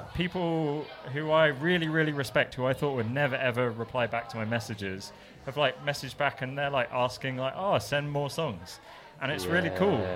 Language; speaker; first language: English; native; English